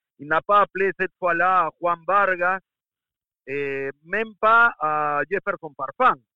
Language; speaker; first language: French; non-native, fluent; Spanish